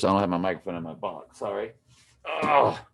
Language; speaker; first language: English; native; English